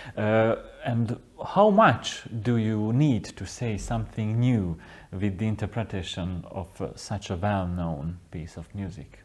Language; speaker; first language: English; non-native, fluent; Hungarian